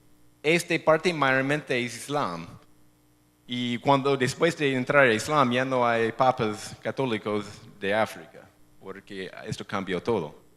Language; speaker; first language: Spanish; non-native, fluent; English